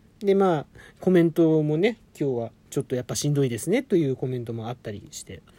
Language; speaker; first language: Japanese; native; Japanese